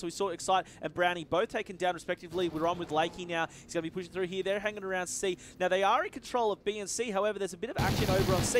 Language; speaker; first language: English; native; English